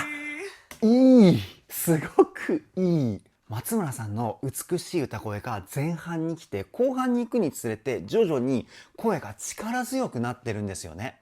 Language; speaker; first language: Japanese; native; Japanese